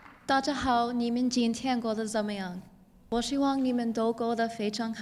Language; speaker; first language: Chinese; non-native, learner; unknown